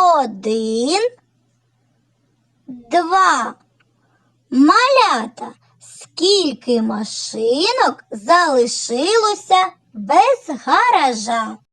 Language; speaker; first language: Ukrainian; native; Ukrainian